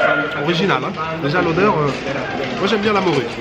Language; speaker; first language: French; native; French